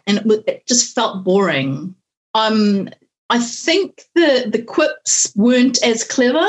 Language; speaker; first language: English; native; English